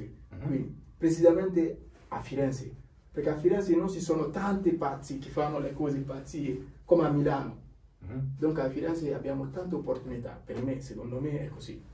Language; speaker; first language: Italian; non-native, learner; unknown